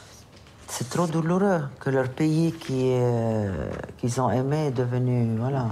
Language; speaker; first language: French; non-native, local second language; Arabic